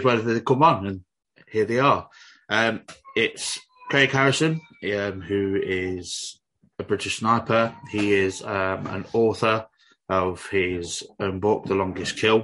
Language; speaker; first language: English; native; English